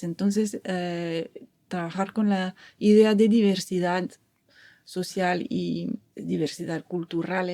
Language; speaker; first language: Spanish; non-native, fluent; French